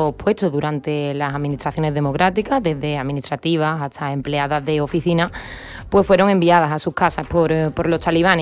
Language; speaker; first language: Spanish; native; Spanish